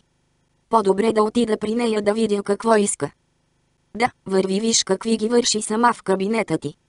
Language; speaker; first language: Bulgarian; native; Bulgarian